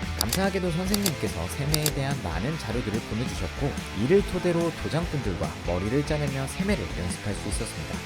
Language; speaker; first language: Korean; native; Korean